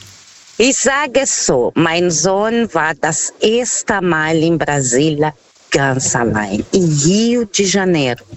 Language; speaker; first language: German; non-native, learner; Portuguese